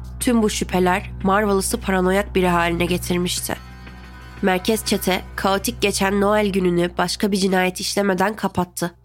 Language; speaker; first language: Turkish; native; Turkish